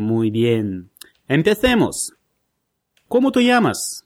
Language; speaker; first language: Spanish; non-native, fluent; Russian